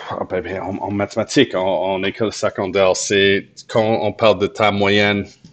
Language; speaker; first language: French; non-native, fluent; English